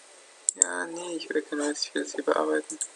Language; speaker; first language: German; native; German